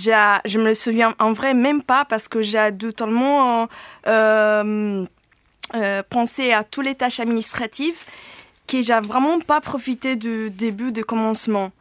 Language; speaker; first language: French; non-native, fluent; Italian